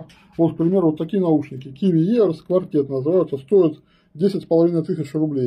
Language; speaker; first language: Russian; native; Russian